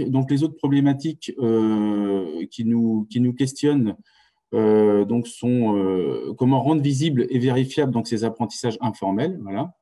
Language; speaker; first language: French; native; French